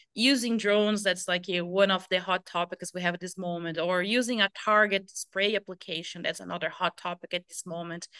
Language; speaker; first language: English; non-native, fluent; Portuguese